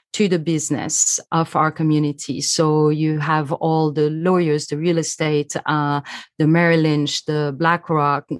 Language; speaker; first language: English; non-native, fluent; French